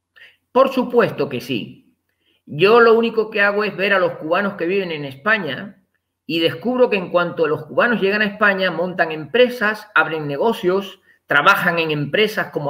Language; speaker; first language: Spanish; native; Spanish